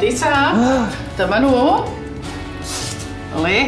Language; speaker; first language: Welsh; native; Welsh